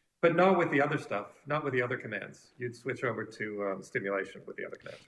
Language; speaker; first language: English; native; English